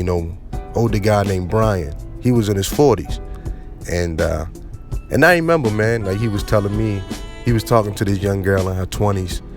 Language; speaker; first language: English; native; English